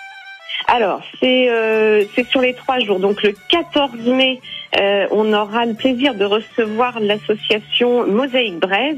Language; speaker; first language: French; native; French